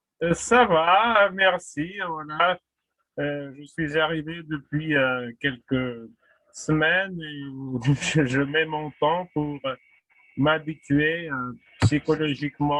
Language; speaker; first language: French; non-native, fluent; Russian